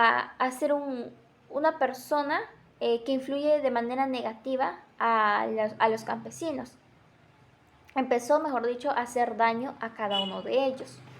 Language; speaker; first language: Spanish; native; Spanish